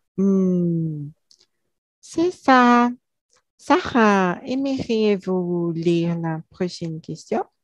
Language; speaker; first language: French; non-native, learner; Portuguese